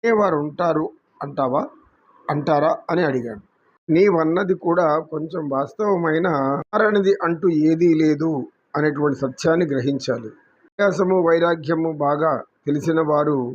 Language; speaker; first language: Telugu; native; Telugu